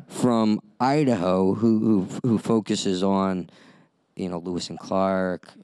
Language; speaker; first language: English; native; English